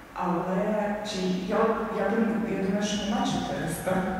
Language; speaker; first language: Polish; non-native, learner; Ukrainian